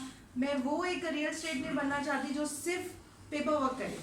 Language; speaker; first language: Urdu; non-native, local second language; Gujarati